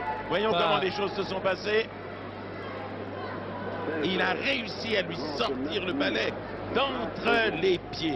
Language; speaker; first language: French; native; French